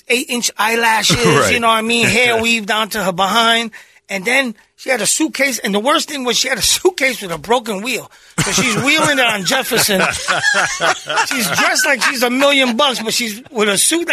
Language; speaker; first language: English; native; English